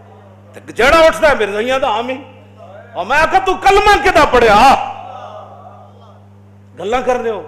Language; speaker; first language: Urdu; non-native, local second language; Punjabi